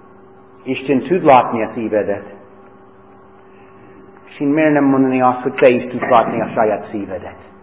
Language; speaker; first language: Hungarian; non-native, fluent; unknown